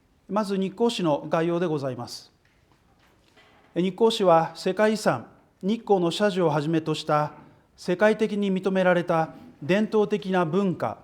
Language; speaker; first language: Japanese; native; Japanese